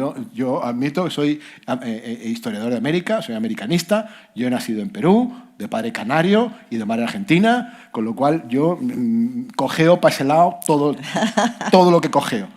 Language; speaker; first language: Spanish; native; Spanish